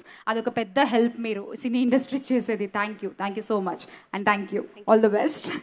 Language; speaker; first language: Telugu; native; Telugu